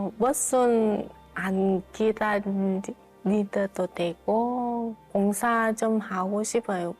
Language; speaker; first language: Korean; non-native, learner; Vietnamese